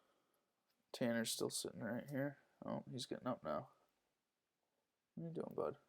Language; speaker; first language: English; native; English